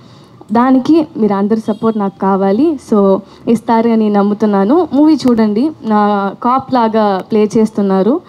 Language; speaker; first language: Telugu; non-native, learner; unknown